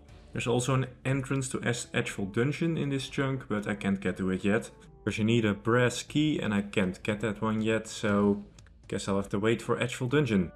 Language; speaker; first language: English; non-native, fluent; Dutch